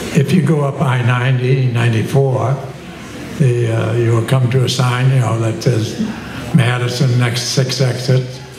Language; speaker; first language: English; native; English